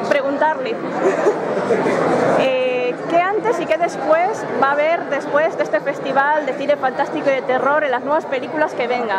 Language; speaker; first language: Spanish; native; Spanish